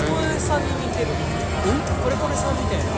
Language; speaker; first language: Japanese; native; Japanese